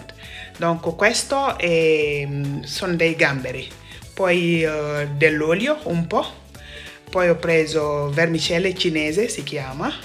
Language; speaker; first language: Italian; non-native, fluent; Wolof